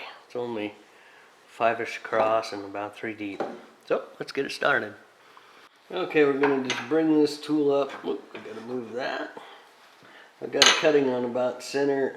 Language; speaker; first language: English; native; English